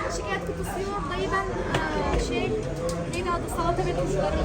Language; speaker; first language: Turkish; native; Turkish